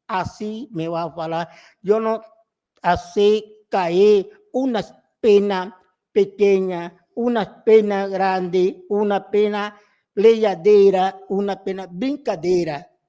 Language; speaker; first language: Spanish; non-native, local second language; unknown